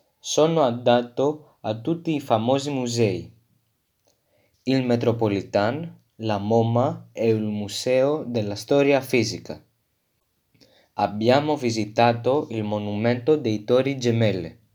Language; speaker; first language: Italian; non-native, learner; French